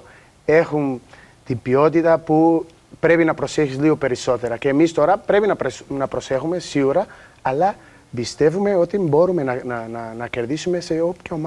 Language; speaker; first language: Greek; non-native, learner; Portuguese